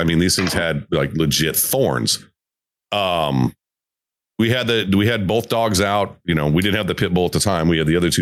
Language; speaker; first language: English; native; English